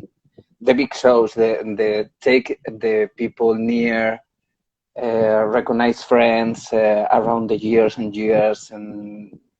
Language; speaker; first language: English; non-native, learner; Spanish